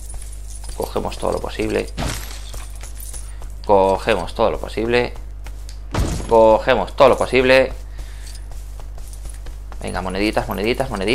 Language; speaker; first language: Spanish; native; Spanish